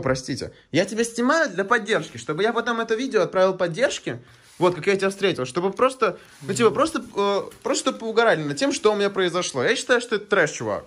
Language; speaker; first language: Russian; native; Russian